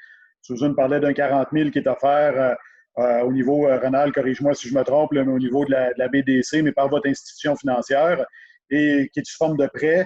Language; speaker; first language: French; native; French